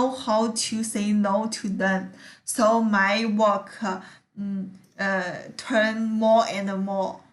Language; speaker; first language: English; non-native, learner; Chinese